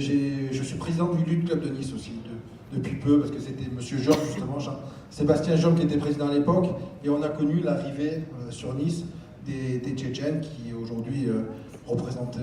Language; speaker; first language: French; native; French